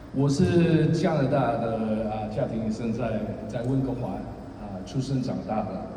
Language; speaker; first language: Chinese; early bilingual, heritage; Chinese